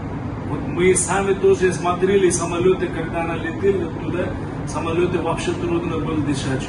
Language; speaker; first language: Russian; non-native, local second language; Uzbek